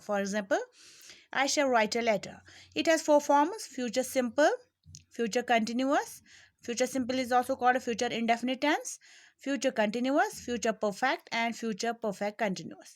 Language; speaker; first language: English; non-native, local second language; Urdu